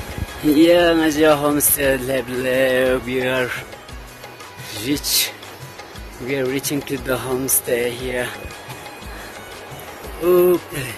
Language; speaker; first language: English; non-native, local second language; Ladakhi